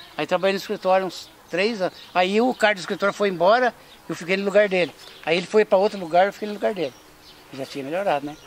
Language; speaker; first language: Portuguese; native; Portuguese